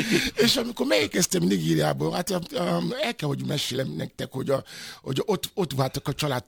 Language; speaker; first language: Hungarian; non-native, fluent; Yoruba